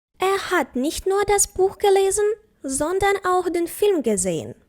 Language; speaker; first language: German; non-native, fluent; Ukrainian